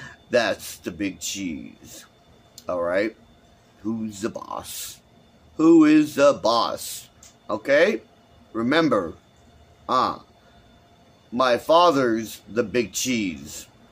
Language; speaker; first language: English; native; English